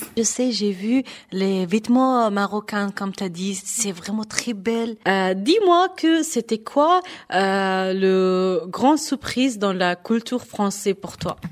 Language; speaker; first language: French; non-native, fluent; Persian